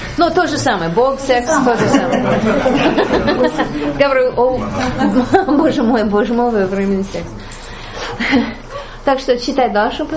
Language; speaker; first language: Russian; non-native, learner; English